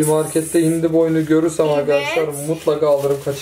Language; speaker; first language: Turkish; native; Turkish